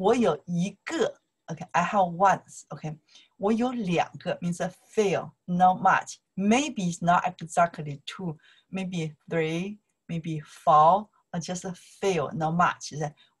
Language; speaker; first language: English; non-native, learner; Chinese